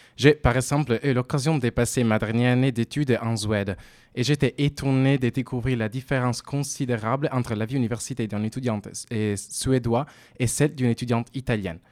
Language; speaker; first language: French; non-native, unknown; Italian